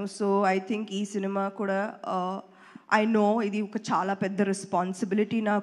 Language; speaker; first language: Telugu; non-native, fluent; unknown